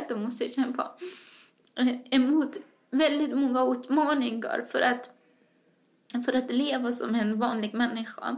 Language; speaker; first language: Swedish; non-native, fluent; Persian